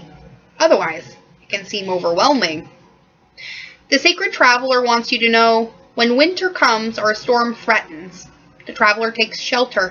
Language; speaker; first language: English; native; English